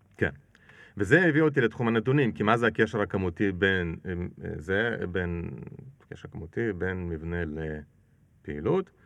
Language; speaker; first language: Hebrew; non-native, fluent; Russian